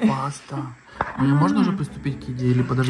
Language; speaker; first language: Russian; native; Russian